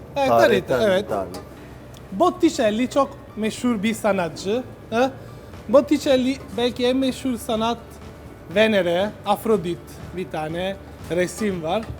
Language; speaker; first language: Turkish; non-native, learner; Italian